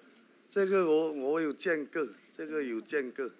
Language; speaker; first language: Chinese; early bilingual, heritage; Chinese